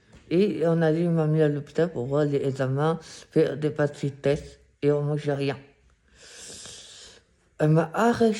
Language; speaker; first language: French; non-native, fluent; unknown